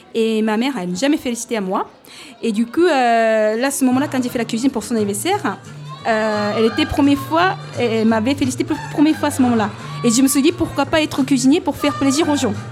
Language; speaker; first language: French; non-native, learner; Japanese